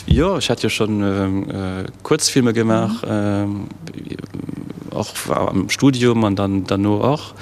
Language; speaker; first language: Luxembourgish; native; Luxembourgish